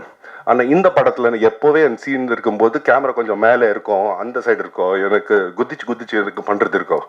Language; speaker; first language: Tamil; non-native, local second language; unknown